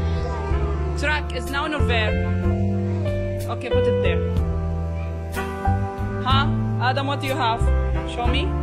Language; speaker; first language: English; non-native, learner; Arabic